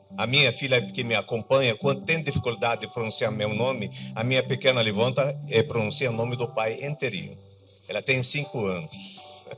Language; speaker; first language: Portuguese; non-native, fluent; Arabic